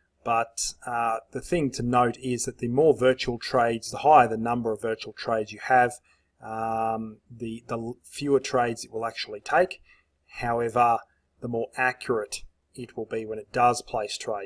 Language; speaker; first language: English; native; English